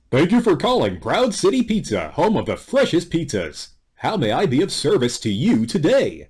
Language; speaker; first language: English; native; English